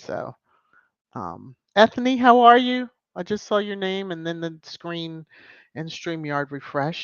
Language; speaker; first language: English; native; English